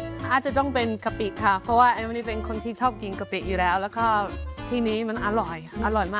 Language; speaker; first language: Thai; non-native, fluent; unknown